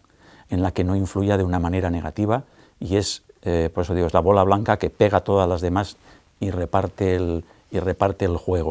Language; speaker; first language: Spanish; native; Spanish